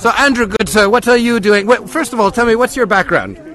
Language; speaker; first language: English; native; English